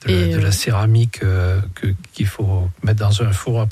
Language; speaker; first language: French; native; French